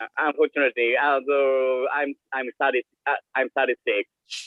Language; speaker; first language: English; non-native, learner; Japanese